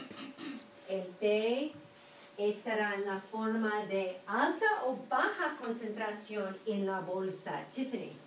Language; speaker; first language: Spanish; non-native, fluent; English